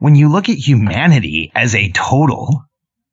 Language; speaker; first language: English; early bilingual, other home language; Spanish